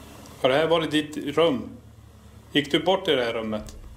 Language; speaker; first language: Swedish; native; Swedish